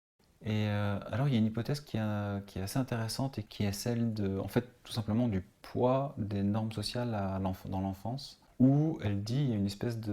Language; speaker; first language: French; native; French